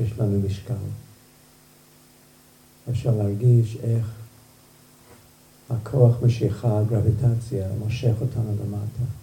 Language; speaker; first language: Hebrew; non-native, fluent; English